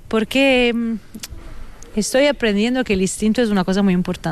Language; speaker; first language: Spanish; non-native, fluent; Italian